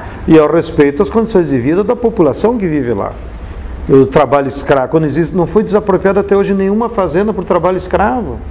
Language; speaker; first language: Portuguese; native; Portuguese